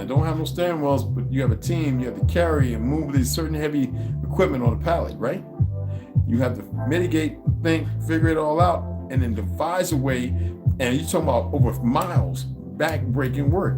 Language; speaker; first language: English; native; English